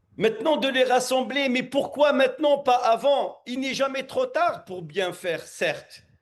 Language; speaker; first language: French; non-native, local second language; Arabic